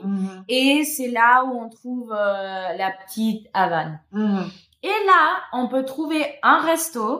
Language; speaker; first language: French; non-native, fluent; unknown